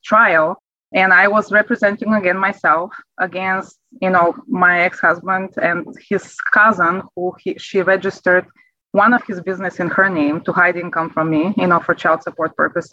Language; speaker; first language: English; non-native, fluent; Bulgarian